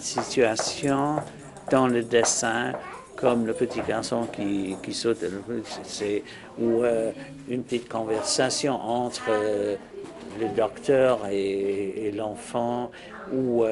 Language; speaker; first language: French; non-native, fluent; English